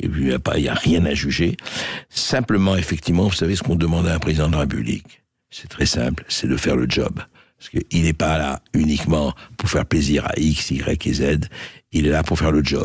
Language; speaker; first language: French; native; French